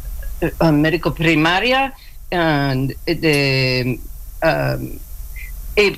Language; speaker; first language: Spanish; non-native, learner; English